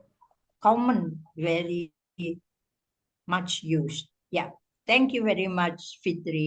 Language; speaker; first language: English; non-native, fluent; Indonesian